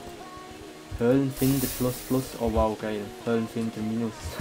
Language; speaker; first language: German; native; German